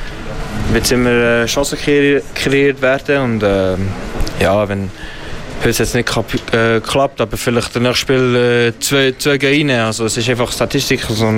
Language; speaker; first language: German; non-native, learner; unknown